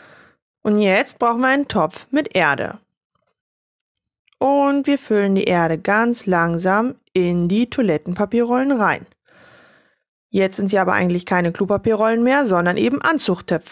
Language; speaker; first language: German; native; German